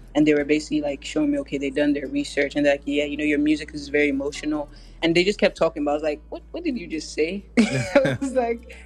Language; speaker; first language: English; native; English